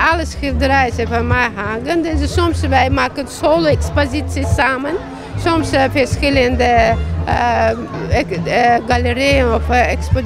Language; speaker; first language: Dutch; non-native, learner; Azerbaijani